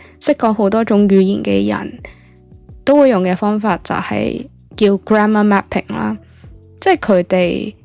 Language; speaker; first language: Cantonese; native; Cantonese